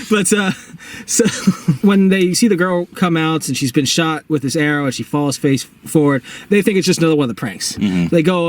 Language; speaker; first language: English; native; English